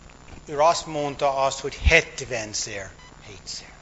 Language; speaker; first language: Hungarian; non-native, fluent; English